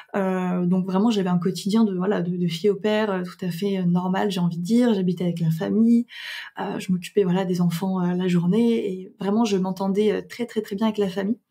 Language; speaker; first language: French; native; French